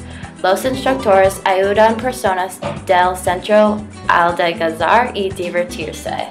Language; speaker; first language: Spanish; non-native, learner; English